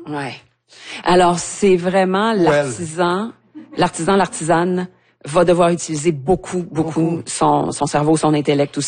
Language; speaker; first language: French; native; French